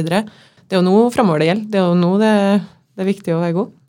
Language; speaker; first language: Norwegian; native; Norwegian